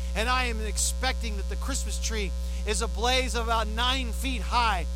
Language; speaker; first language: English; native; English